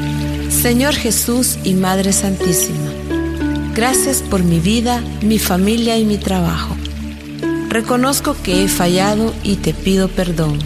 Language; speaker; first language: Spanish; native; Spanish